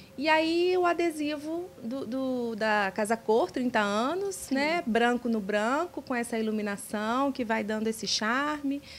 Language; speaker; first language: Portuguese; native; Portuguese